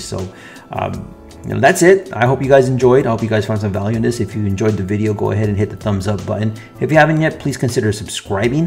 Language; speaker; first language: English; native; English